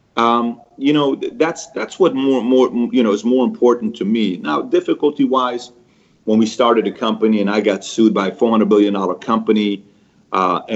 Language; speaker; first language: English; early bilingual, other home language; Persian